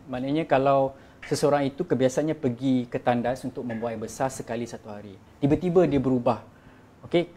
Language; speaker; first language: Malay; native; Malay